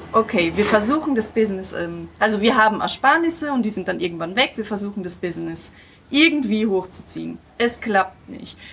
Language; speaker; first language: German; native; German